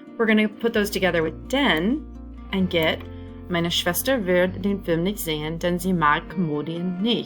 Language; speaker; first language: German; non-native, fluent; English